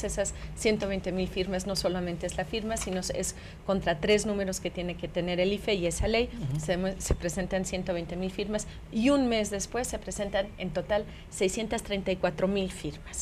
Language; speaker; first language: Spanish; native; Spanish